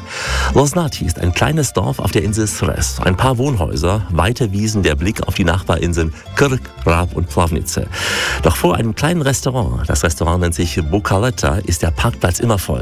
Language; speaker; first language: German; native; German